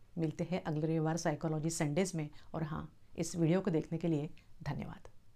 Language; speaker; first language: Hindi; non-native, local second language; Marathi